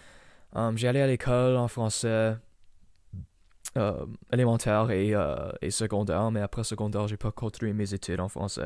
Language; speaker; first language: French; non-native, local second language; English